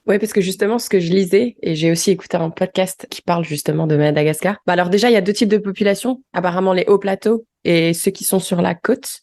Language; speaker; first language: French; native; French